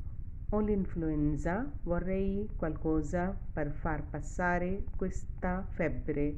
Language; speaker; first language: Italian; non-native, fluent; Urdu